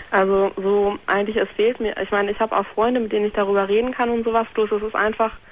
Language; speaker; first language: German; native; German